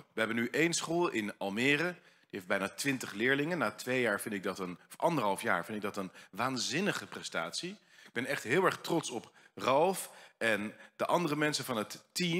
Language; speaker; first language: Dutch; native; Dutch